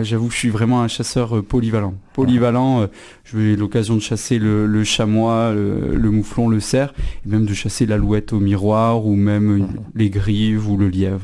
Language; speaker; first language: French; native; French